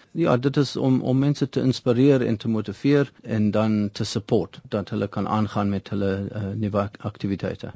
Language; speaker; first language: Afrikaans; non-native, local second language; English